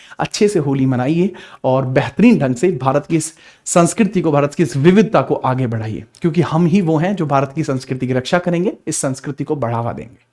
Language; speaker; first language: Hindi; native; Hindi